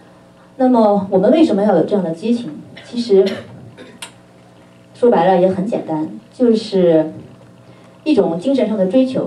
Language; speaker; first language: Chinese; native; Chinese